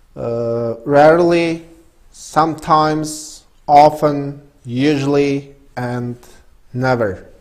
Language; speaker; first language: English; non-native, fluent; Kazakh